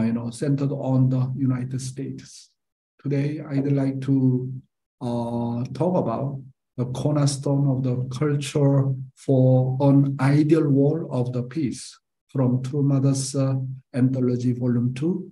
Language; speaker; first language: English; non-native, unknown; Korean